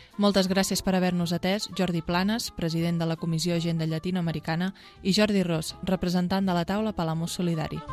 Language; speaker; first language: Catalan; native; Catalan